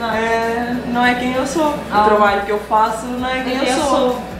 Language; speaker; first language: Portuguese; non-native, local second language; Kabuverdianu